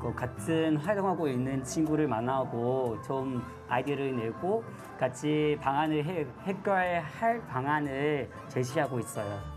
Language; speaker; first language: Korean; non-native, fluent; Vietnamese